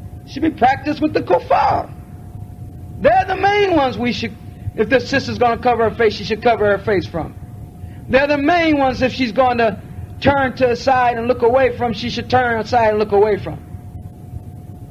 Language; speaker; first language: English; native; English